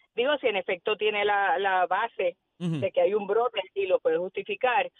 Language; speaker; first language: Spanish; native; Spanish